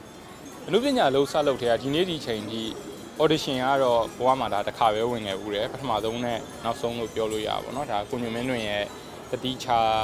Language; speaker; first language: Burmese; native; Burmese